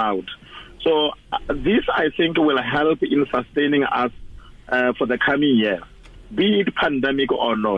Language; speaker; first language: English; non-native, local second language; Northern Sotho